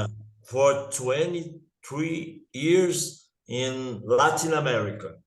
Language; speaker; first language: English; non-native, learner; Portuguese